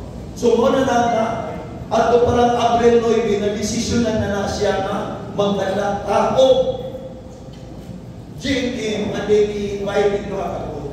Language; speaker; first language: Filipino; non-native, local second language; Cebuano